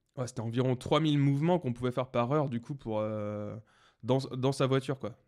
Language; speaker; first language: French; native; French